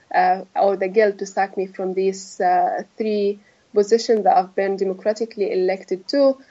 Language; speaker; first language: English; non-native, fluent; Arabic